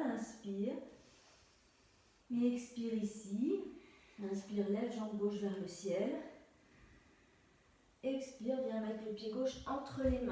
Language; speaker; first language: French; native; French